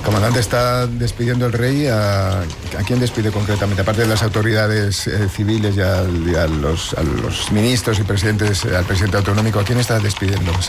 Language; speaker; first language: Spanish; native; Spanish